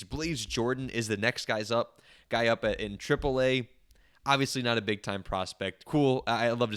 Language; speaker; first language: English; native; English